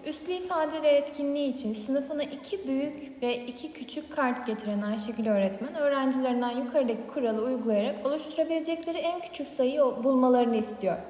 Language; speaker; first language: Turkish; native; Turkish